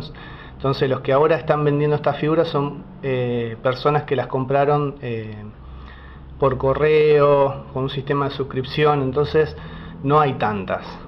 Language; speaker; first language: Spanish; native; Spanish